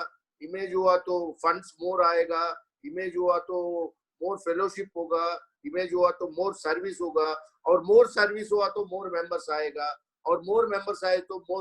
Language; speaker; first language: Hindi; non-native, local second language; Telugu